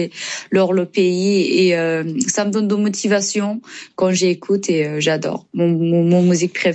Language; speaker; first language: French; non-native, learner; Persian